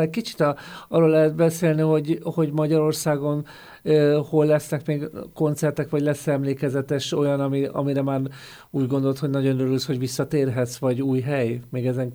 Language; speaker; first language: Hungarian; native; Hungarian